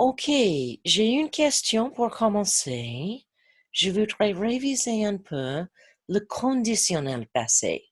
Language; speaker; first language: French; non-native, fluent; English